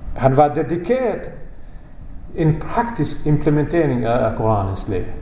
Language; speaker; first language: Danish; non-native, fluent; Bosnian